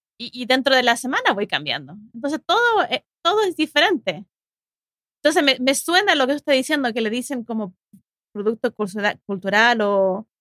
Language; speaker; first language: Spanish; native; Spanish